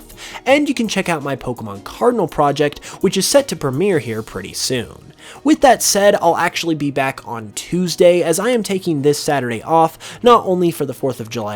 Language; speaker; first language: English; native; English